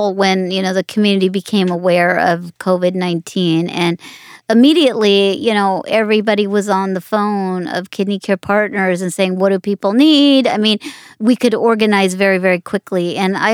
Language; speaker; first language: English; native; English